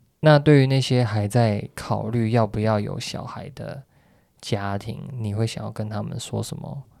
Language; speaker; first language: Chinese; native; Chinese